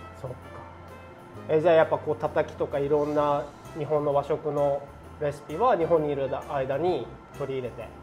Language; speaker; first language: Japanese; native; Japanese